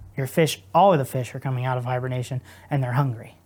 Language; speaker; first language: English; native; English